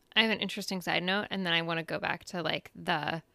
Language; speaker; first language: English; early bilingual, other home language; Spanish